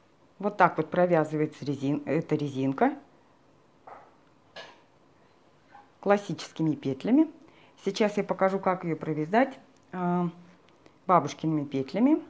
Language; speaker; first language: Russian; native; Russian